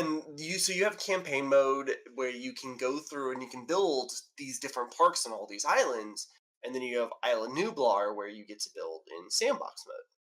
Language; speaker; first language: English; native; English